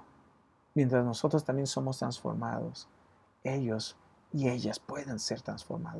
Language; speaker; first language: Spanish; native; Spanish